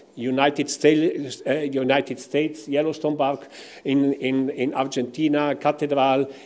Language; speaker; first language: English; non-native, fluent; German